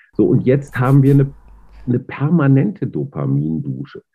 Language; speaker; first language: German; native; German